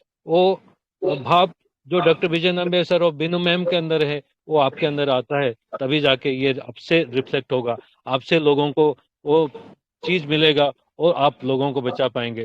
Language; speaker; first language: Hindi; non-native, local second language; Odia